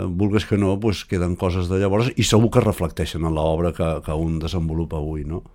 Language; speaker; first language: Catalan; native; Catalan